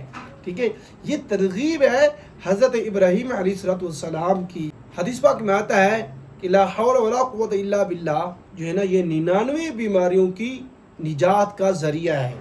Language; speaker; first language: Urdu; native; Urdu